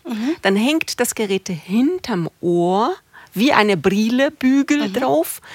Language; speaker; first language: German; non-native, fluent; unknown